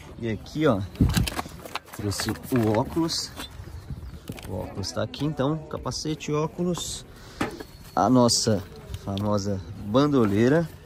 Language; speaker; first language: Portuguese; native; Portuguese